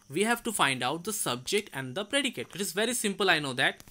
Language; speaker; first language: English; non-native, local second language; Bangla